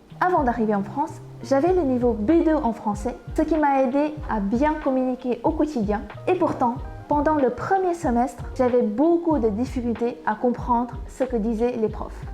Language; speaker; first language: French; non-native, fluent; Vietnamese